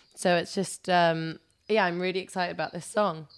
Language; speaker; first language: English; early bilingual, other home language; Albanian